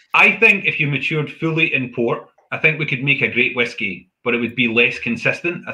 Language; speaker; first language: English; native; English